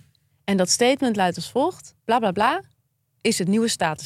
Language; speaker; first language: Dutch; native; Dutch